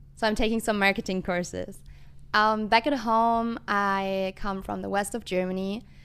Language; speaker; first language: English; non-native, fluent; German